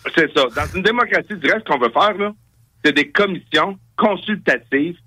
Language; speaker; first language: French; native; French